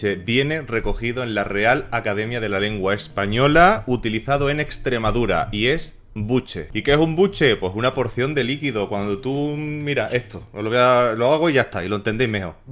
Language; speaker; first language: Spanish; native; Spanish